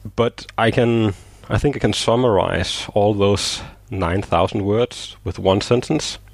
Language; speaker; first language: English; non-native, fluent; Danish